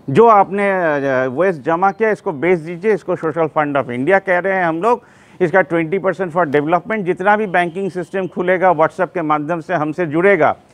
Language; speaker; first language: Hindi; non-native, local second language; Bangla